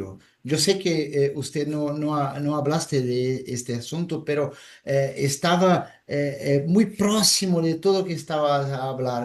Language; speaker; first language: Spanish; non-native, fluent; Portuguese